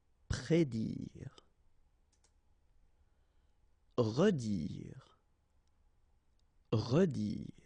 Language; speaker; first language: French; native; French